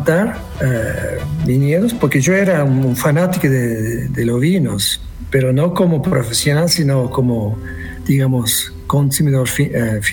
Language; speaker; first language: Spanish; non-native, fluent; Swiss German